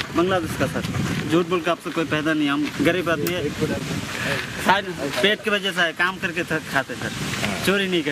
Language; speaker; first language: Hindi; non-native, learner; Bangla